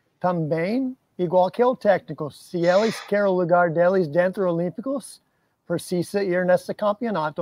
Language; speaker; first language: Portuguese; non-native, fluent; English